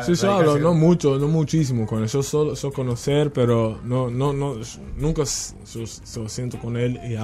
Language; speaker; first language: Spanish; non-native, learner; English